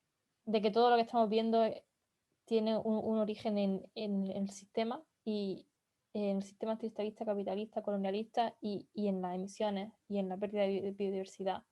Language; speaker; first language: Spanish; native; Spanish